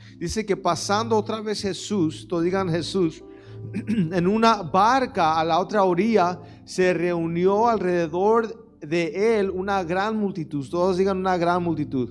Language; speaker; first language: Spanish; early bilingual, heritage; Spanish